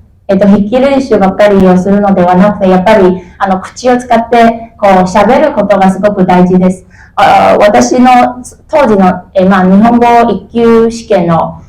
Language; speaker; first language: Japanese; non-native, fluent; Chinese